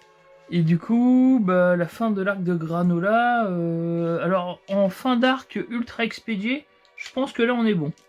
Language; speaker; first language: French; native; French